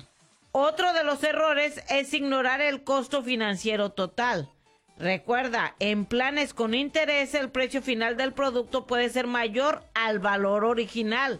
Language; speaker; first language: Spanish; native; Spanish